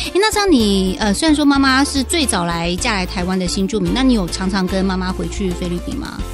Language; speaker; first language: Chinese; native; Chinese